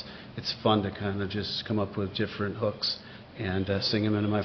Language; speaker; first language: English; native; English